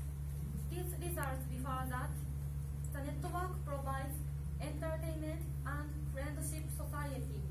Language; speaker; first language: English; non-native, learner; Japanese